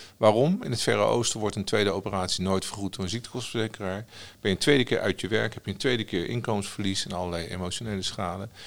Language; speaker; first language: Dutch; native; Dutch